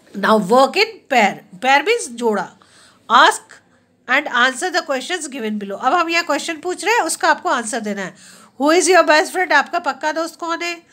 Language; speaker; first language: Hindi; native; Hindi